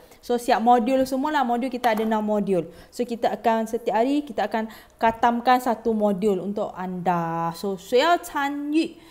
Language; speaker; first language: Malay; native; Malay